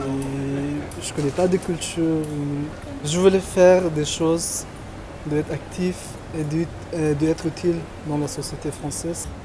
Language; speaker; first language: French; non-native, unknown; Persian